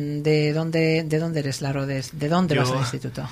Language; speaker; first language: Spanish; native; Spanish